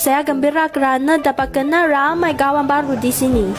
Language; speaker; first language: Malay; non-native, fluent; Chinese